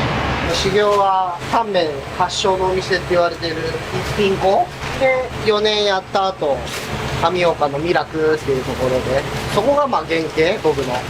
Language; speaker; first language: Japanese; native; Japanese